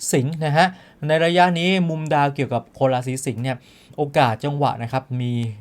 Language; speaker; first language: Thai; native; Thai